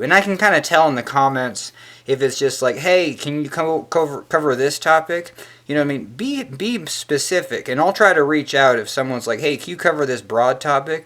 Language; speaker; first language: English; native; English